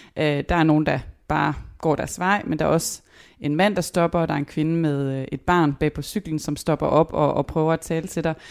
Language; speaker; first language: Danish; native; Danish